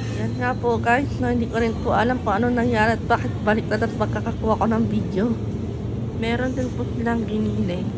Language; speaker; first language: Filipino; native; Filipino